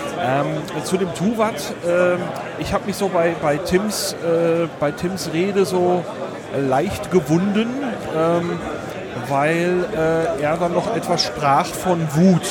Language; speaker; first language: German; native; German